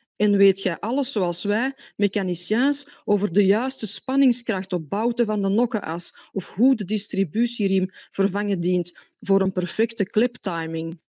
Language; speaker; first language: Dutch; native; Dutch